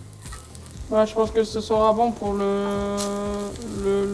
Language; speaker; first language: French; native; French